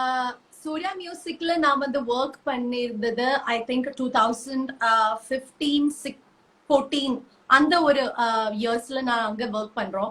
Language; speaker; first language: Tamil; non-native, learner; Malayalam